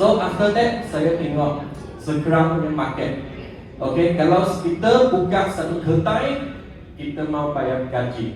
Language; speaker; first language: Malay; non-native, local second language; Chinese